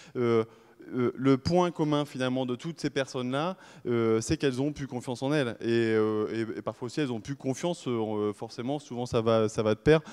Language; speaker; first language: French; native; French